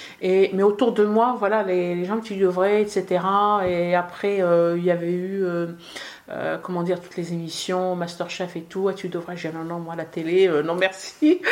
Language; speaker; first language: French; early bilingual, other home language; Arabic